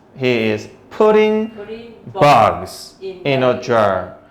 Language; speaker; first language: English; non-native, fluent; Korean